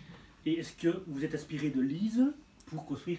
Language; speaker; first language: French; native; French